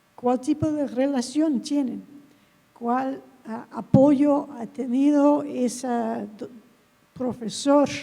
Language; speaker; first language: Spanish; non-native, fluent; English